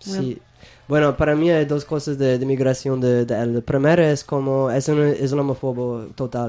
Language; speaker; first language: Spanish; non-native, fluent; English